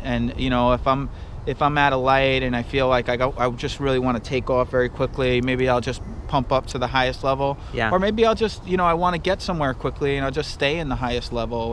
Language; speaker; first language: English; native; English